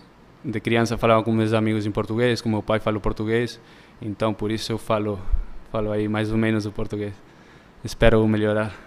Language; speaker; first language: Portuguese; early bilingual, heritage; Spanish